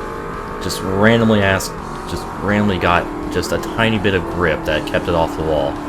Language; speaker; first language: English; native; English